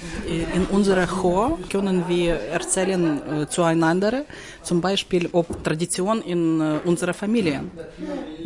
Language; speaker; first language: German; non-native, learner; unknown